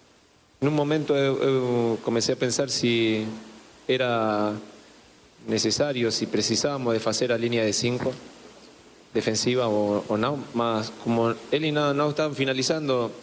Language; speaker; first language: Portuguese; non-native, learner; Spanish